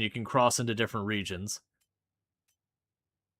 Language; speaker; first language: English; native; English